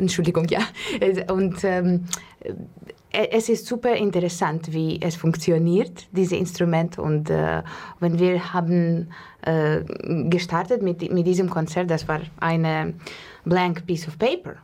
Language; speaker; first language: German; non-native, learner; Russian